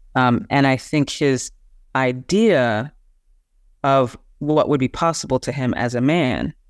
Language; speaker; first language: English; native; English